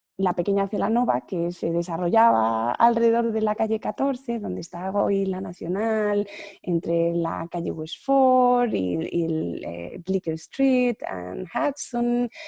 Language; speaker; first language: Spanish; native; Spanish